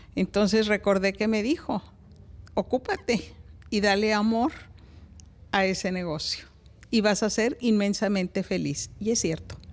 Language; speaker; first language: Spanish; native; Spanish